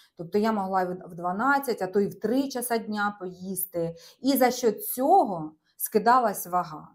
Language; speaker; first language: Ukrainian; non-native, local second language; Russian